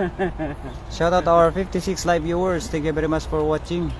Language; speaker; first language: English; non-native, learner; Filipino